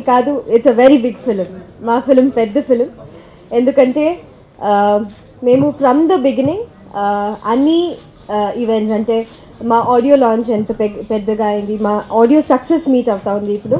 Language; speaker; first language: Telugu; non-native, learner; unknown